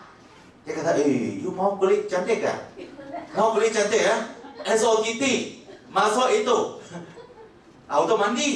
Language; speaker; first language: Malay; non-native, local second language; Chinese